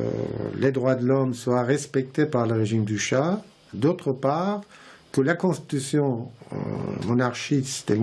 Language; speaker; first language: French; non-native, fluent; Persian